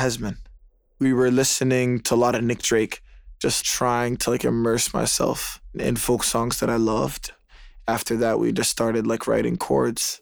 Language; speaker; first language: English; native; English